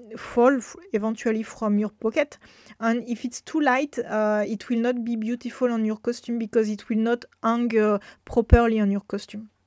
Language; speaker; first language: English; non-native, fluent; French